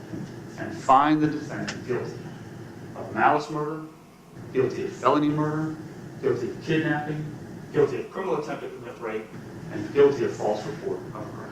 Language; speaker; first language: English; native; English